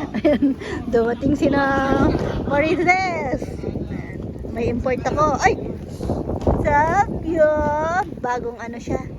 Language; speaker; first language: Filipino; native; Filipino